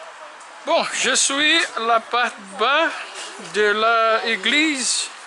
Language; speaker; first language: French; non-native, learner; Portuguese